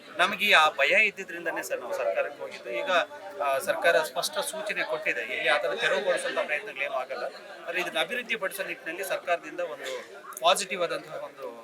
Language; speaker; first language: Kannada; native; Kannada